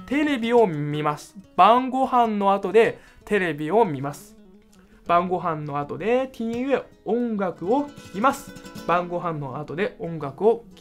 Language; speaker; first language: Japanese; non-native, fluent; Chinese